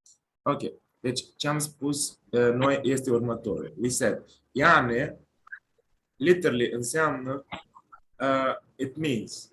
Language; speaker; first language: Romanian; non-native, fluent; Arabic